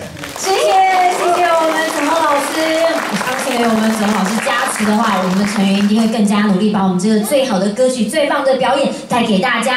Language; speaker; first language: Chinese; native; Chinese